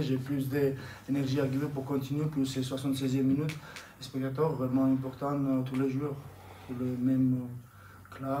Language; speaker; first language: French; non-native, learner; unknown